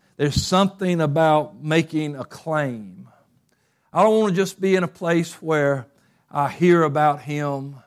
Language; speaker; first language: English; native; English